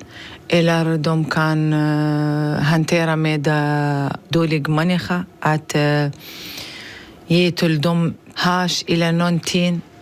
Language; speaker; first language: Swedish; non-native, learner; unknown